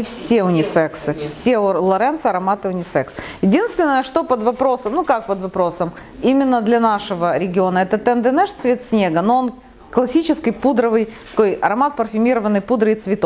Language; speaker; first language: Russian; native; Russian